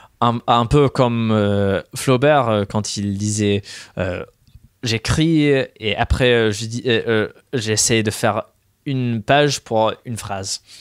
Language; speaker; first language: French; non-native, fluent; English